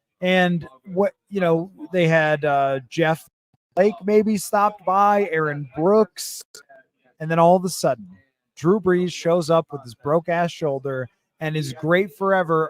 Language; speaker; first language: English; native; English